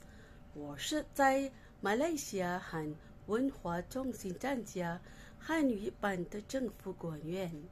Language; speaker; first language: Chinese; non-native, learner; Malay